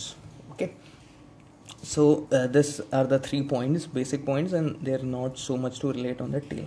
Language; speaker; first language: English; non-native, local second language; Hindi